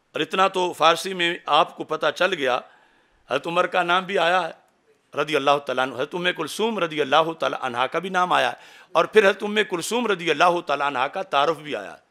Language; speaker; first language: Urdu; non-native, local second language; Punjabi